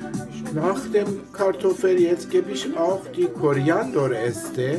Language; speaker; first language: German; non-native, learner; Persian